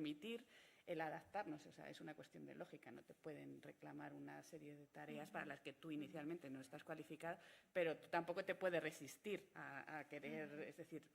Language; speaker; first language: Spanish; native; Spanish